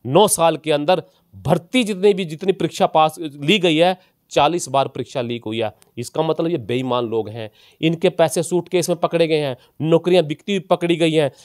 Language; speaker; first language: Hindi; native; Hindi